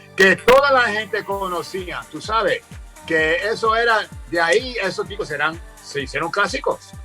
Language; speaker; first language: Spanish; early bilingual, heritage; Spanish